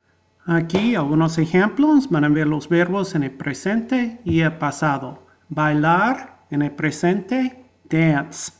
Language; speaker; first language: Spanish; non-native, fluent; English